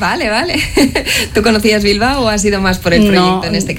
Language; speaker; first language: Spanish; native; Spanish